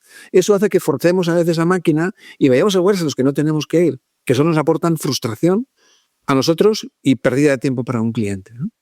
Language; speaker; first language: Spanish; native; Spanish